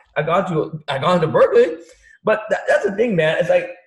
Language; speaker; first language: English; early bilingual, other home language; Vietnamese